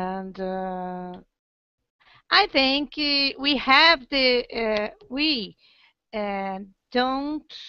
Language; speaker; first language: English; non-native, learner; Portuguese